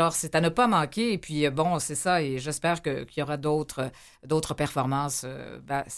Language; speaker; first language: French; native; French